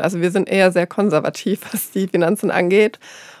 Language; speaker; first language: German; native; German